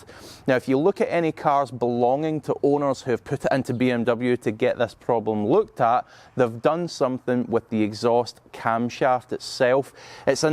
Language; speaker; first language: English; native; English